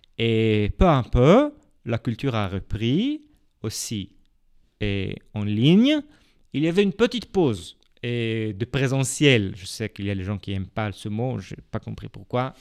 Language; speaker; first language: French; non-native, fluent; Hebrew